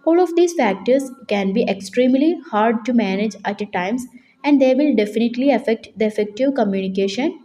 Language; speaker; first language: English; non-native, local second language; Malayalam